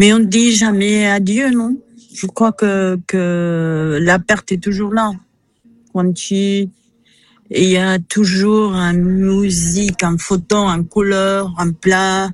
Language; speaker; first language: French; non-native, fluent; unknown